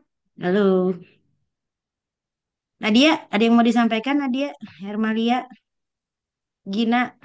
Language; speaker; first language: Indonesian; native; Indonesian